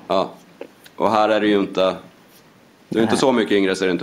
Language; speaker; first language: Swedish; native; Swedish